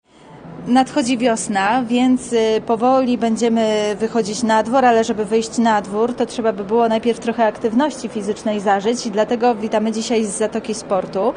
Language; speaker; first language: Polish; native; Polish